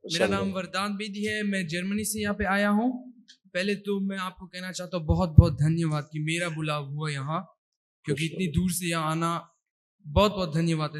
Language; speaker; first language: Hindi; early bilingual, heritage; Hindi